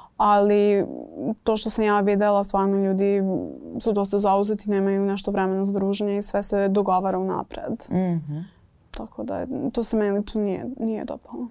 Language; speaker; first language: Serbian; non-native, fluent; English